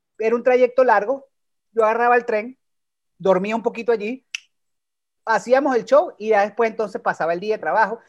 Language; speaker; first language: Spanish; native; Spanish